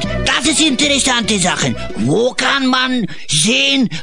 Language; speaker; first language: German; non-native, learner; Turkish